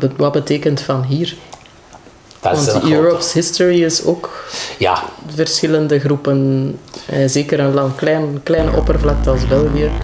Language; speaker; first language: Dutch; native; Dutch